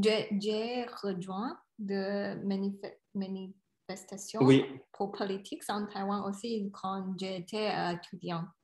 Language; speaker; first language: French; non-native, learner; Chinese